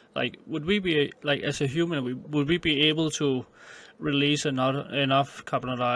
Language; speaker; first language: English; non-native, fluent; Danish